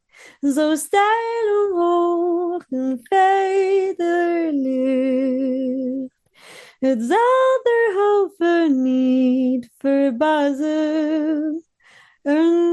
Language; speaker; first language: English; non-native, fluent; Spanish